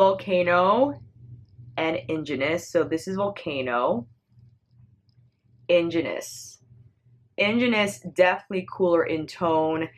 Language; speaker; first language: English; native; English